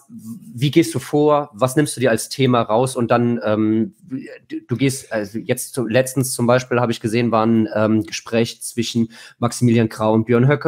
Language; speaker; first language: German; native; German